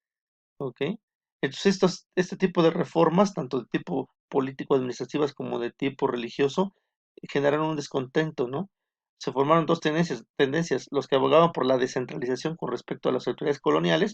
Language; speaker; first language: Spanish; native; Spanish